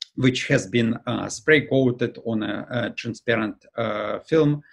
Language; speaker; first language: English; non-native, fluent; Ukrainian